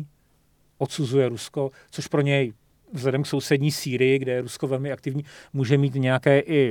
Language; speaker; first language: Czech; native; Czech